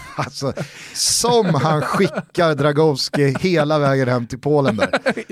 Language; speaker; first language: Swedish; native; Swedish